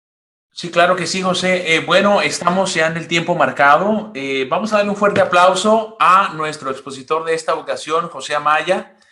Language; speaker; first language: Spanish; native; Spanish